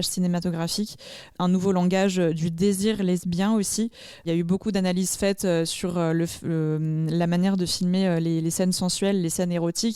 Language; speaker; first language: French; native; French